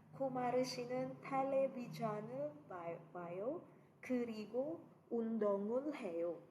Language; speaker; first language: Korean; non-native, fluent; Cebuano